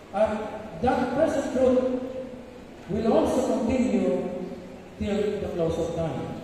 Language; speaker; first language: English; non-native, local second language; Filipino